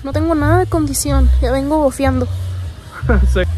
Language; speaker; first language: Spanish; early bilingual, heritage; Spanish